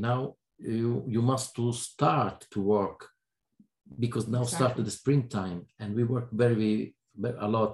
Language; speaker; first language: English; non-native, learner; Italian